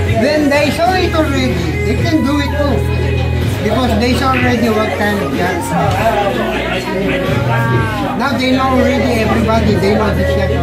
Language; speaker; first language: English; non-native, learner; Filipino